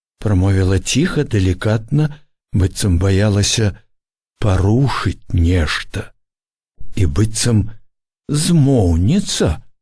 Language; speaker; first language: Belarusian; native; Belarusian